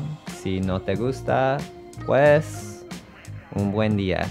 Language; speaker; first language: Spanish; non-native, learner; English